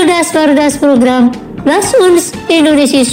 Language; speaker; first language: German; non-native, learner; Indonesian